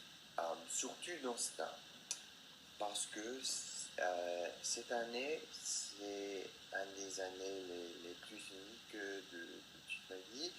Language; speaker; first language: French; non-native, fluent; English